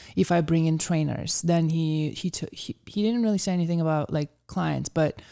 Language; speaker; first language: English; early bilingual, other home language; Ukrainian